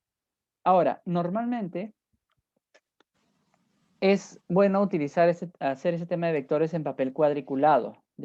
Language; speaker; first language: Spanish; native; Spanish